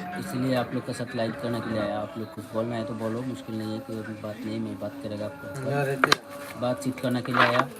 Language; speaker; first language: Hindi; non-native, learner; Bangla